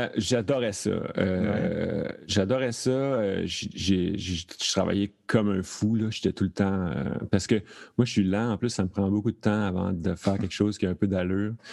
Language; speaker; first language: French; native; French